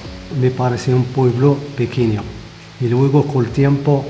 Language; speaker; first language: Spanish; non-native, fluent; Arabic